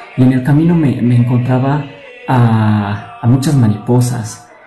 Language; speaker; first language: Spanish; native; Spanish